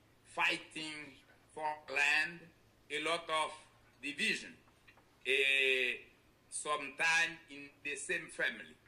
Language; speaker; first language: English; non-native, learner; Haitian Creole